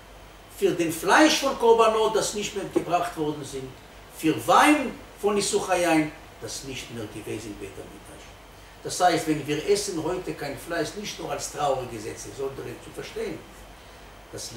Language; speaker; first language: German; non-native, fluent; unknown